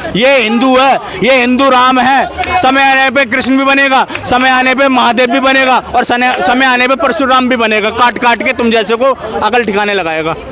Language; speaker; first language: Hindi; native; Hindi